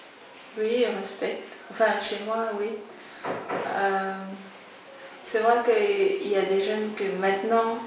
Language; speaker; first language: French; non-native, local second language; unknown